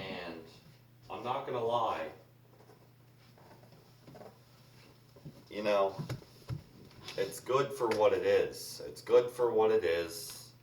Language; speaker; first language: English; native; English